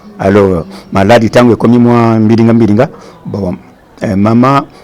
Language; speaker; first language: Lingala; non-native, local second language; Kongo